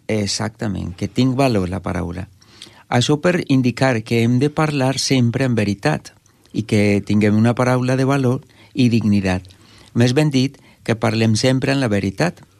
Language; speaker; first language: Catalan; non-native, fluent; Spanish